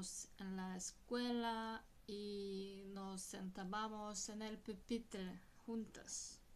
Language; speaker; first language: Spanish; non-native, learner; Russian